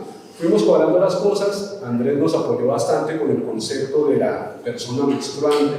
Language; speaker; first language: Spanish; native; Spanish